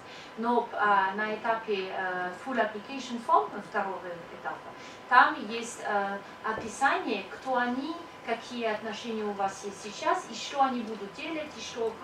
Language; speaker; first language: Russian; non-native, fluent; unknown